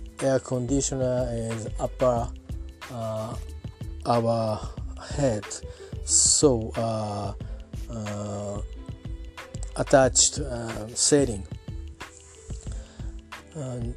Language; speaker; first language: English; non-native, learner; Japanese